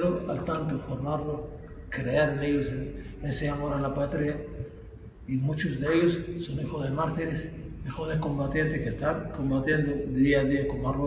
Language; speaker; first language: Spanish; non-native, local second language; Arabic